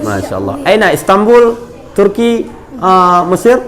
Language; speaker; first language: Arabic; non-native, fluent; Indonesian